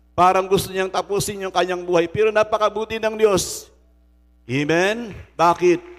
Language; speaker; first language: Filipino; native; Filipino